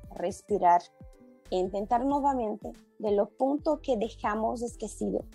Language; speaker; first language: Spanish; non-native, learner; Portuguese